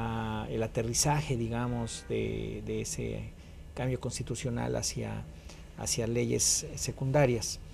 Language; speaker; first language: Spanish; native; Spanish